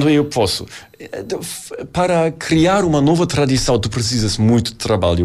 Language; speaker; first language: Portuguese; non-native, learner; German